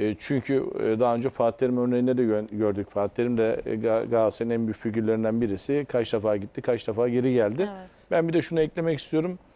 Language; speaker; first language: Turkish; native; Turkish